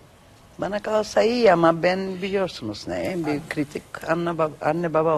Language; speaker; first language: Turkish; non-native, learner; Macedonian